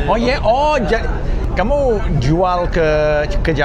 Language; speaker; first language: Indonesian; non-native, fluent; English